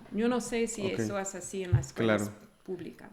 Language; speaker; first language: Spanish; non-native, fluent; English